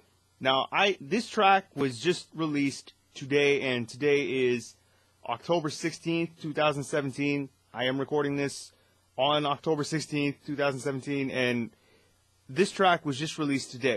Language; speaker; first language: English; native; English